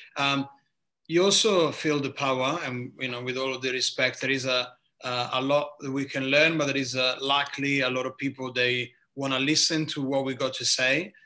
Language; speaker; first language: English; non-native, fluent; Italian